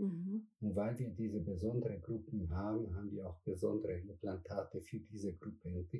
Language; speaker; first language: German; non-native, fluent; Spanish